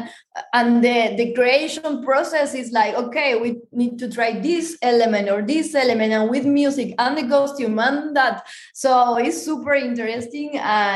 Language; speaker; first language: English; non-native, fluent; Spanish